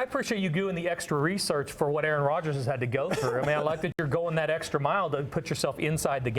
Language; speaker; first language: English; native; English